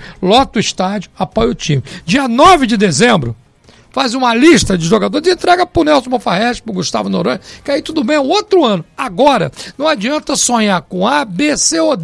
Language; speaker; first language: Portuguese; native; Portuguese